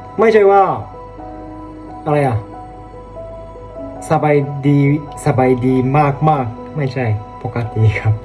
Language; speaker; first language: Thai; non-native, learner; Japanese